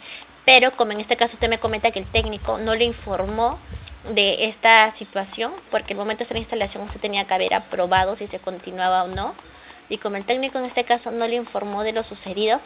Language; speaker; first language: Spanish; native; Spanish